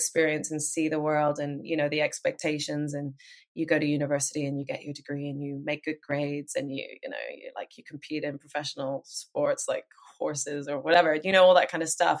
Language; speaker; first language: English; native; English